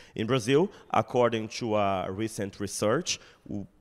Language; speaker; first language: English; non-native, fluent; Portuguese